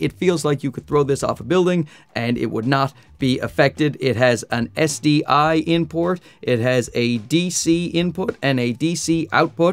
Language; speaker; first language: English; native; English